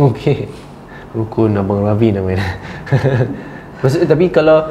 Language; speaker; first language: Malay; native; Malay